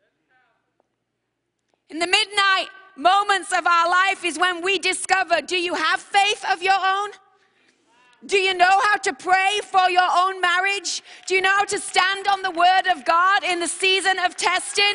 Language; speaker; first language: English; native; English